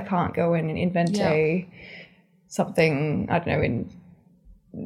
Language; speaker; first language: English; native; English